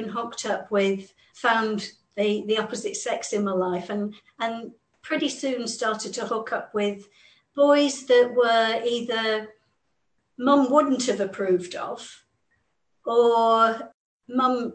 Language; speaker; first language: English; native; English